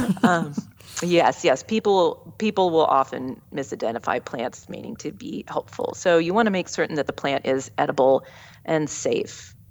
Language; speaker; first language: English; native; English